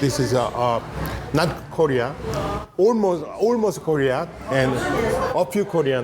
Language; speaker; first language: English; non-native, learner; Korean